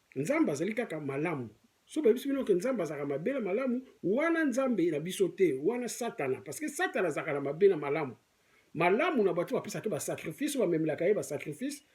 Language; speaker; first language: Lingala; non-native, local second language; Kongo